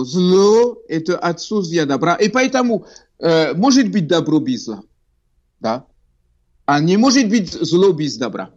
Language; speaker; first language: Russian; non-native, fluent; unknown